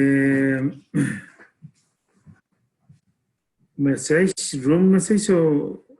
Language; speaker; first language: English; non-native, learner; Spanish